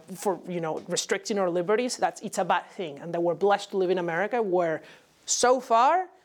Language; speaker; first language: English; non-native, fluent; Spanish